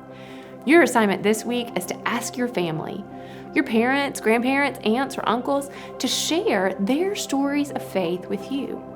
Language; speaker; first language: English; native; English